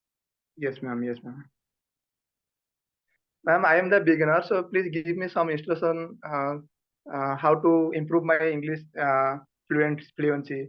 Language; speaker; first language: English; non-native, learner; Odia